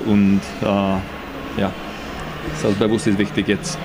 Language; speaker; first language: German; non-native, learner; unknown